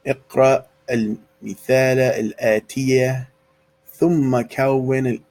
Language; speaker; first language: Arabic; non-native, fluent; English